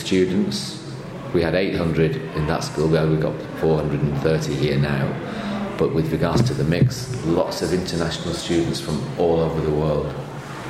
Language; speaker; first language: English; native; English